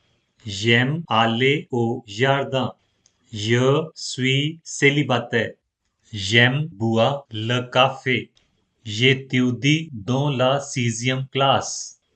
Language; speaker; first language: French; non-native, fluent; Hindi